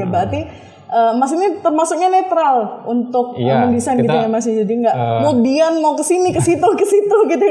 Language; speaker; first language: Indonesian; native; Indonesian